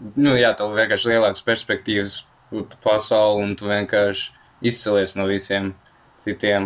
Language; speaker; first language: Latvian; early bilingual, heritage; Latvian